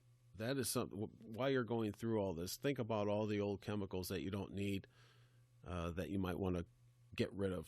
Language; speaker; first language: English; native; English